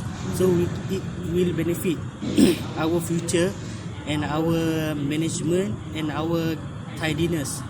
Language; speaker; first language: English; non-native, learner; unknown